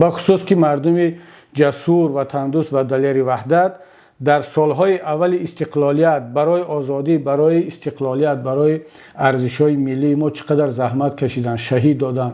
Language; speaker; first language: Persian; native; Persian